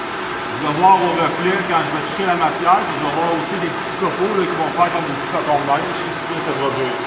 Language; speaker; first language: French; native; French